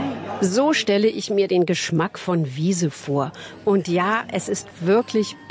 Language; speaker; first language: German; native; German